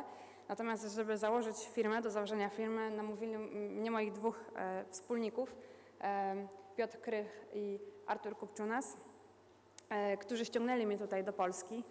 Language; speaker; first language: Polish; native; Polish